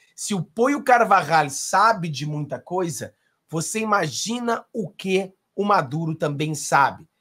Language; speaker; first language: Portuguese; non-native, fluent; Spanish